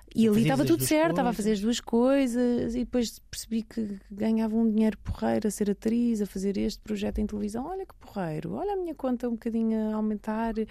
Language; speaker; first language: Portuguese; early bilingual, heritage; Portuguese